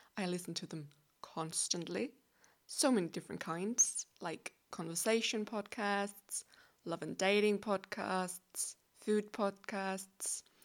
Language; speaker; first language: English; non-native, fluent; Danish